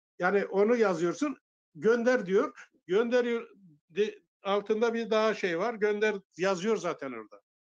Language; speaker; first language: Turkish; non-native, local second language; Zaza